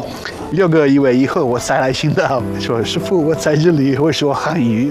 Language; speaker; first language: Chinese; non-native, learner; Italian